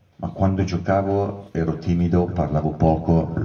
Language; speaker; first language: Italian; native; Italian